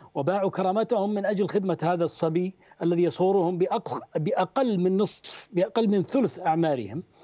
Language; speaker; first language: Arabic; native; Arabic